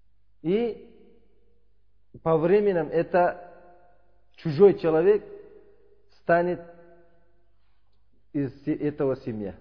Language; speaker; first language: Russian; non-native, learner; Uzbek